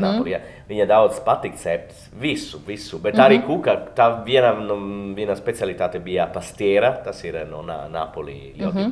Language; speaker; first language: Latvian; non-native, learner; Italian